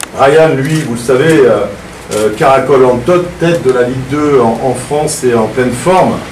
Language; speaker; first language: French; native; French